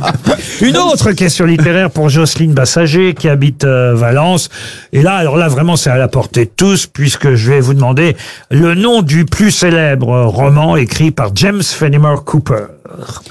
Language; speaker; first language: French; native; French